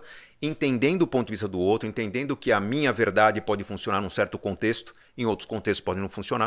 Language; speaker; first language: Portuguese; native; Portuguese